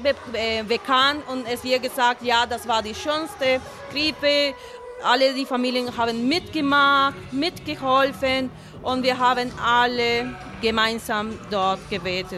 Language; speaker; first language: German; non-native, fluent; Spanish